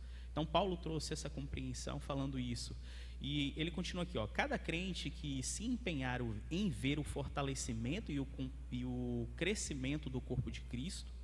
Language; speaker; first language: Portuguese; native; Portuguese